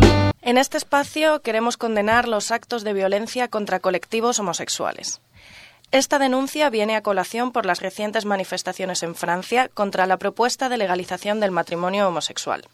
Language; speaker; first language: Spanish; native; Spanish